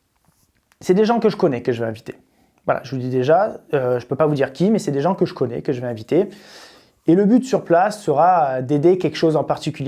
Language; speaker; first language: French; native; French